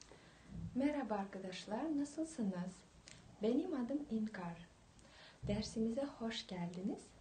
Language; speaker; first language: Turkish; non-native, fluent; Kazakh